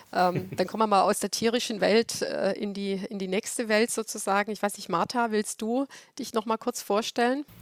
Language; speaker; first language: German; native; German